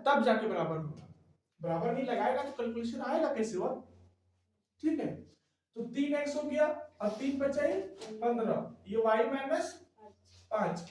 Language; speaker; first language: Hindi; native; Hindi